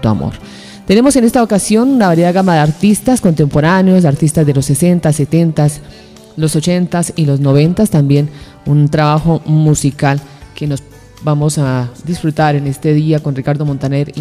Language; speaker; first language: Spanish; native; Spanish